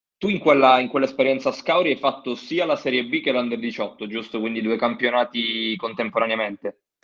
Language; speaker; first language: Italian; native; Italian